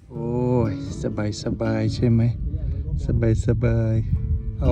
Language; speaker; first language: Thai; non-native, learner; Russian